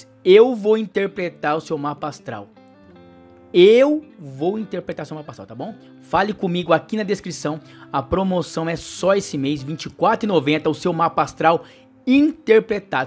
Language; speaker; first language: Portuguese; native; Portuguese